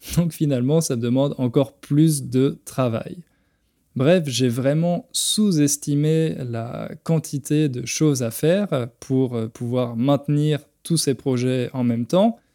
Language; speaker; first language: French; native; French